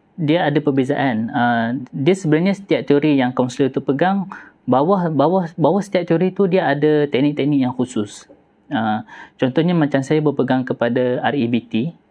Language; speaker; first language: Malay; native; Malay